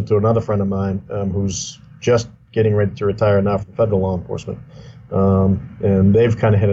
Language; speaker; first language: English; native; English